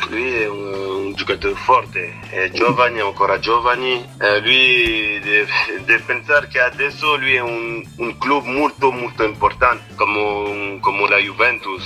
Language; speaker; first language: Italian; non-native, fluent; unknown